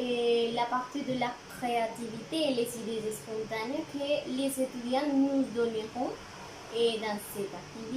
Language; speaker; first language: French; non-native, learner; Spanish